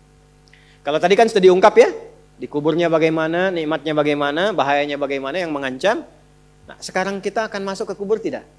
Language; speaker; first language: Indonesian; native; Indonesian